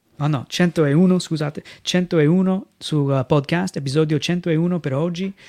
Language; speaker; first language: Italian; non-native, fluent; English